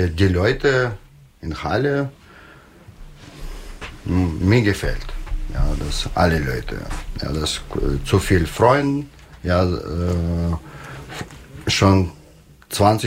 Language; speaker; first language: German; non-native, learner; Russian